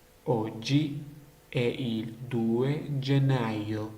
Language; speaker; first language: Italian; non-native, learner; Georgian